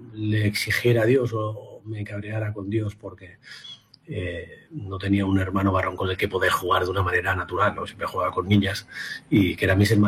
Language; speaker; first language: Spanish; native; Spanish